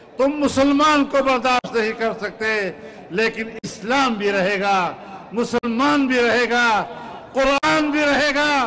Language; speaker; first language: Urdu; non-native, local second language; Pashto